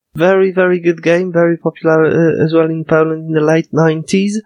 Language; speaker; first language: English; non-native, fluent; Polish